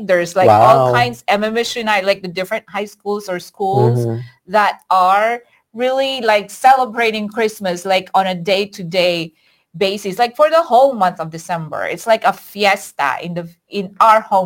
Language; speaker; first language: English; non-native, local second language; Iloko